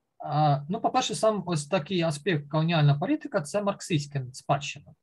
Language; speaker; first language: Ukrainian; native; Ukrainian